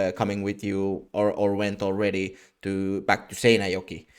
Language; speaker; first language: English; non-native, fluent; Finnish